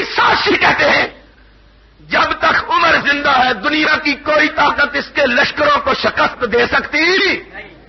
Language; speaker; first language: Urdu; non-native, local second language; Punjabi